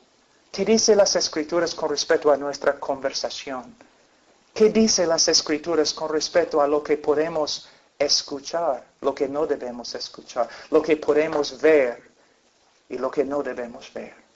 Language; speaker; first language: Spanish; non-native, fluent; English